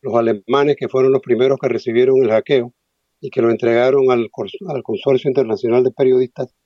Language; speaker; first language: Spanish; native; Spanish